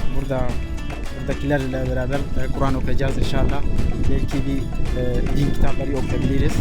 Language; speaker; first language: Turkish; non-native, learner; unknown